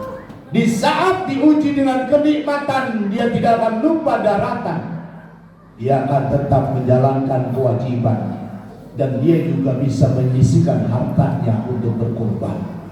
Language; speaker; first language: Indonesian; native; Indonesian